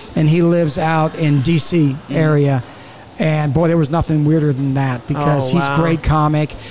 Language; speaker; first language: English; native; English